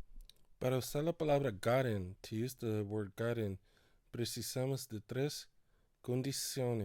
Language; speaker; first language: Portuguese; non-native, fluent; English